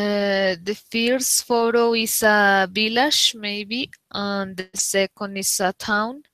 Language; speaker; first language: English; non-native, learner; Spanish